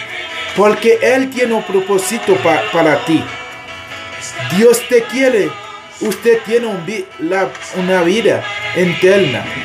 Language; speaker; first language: Spanish; non-native, learner; Haitian Creole